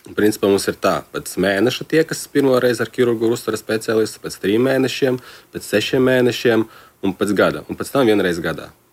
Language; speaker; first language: Latvian; non-native, local second language; Russian